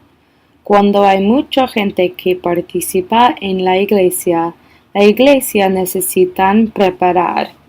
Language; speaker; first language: Spanish; non-native, learner; English